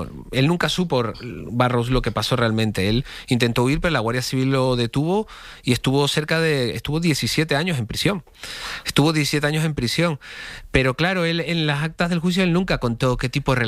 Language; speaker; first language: Spanish; native; Spanish